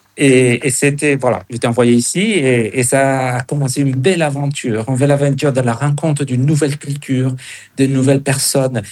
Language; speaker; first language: French; non-native, fluent; Spanish